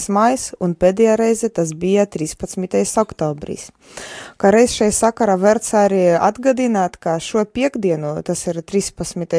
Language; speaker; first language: Latvian; non-native, fluent; Polish